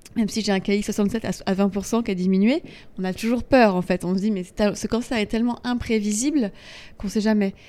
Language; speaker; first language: French; native; French